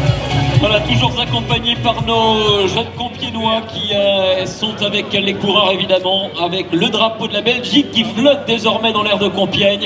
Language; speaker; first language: French; native; French